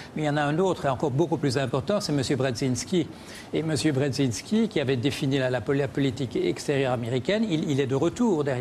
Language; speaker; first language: French; native; French